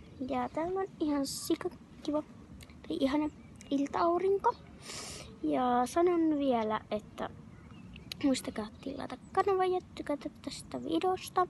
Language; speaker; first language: Finnish; native; Finnish